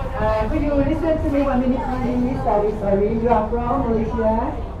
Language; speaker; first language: English; non-native, learner; Thai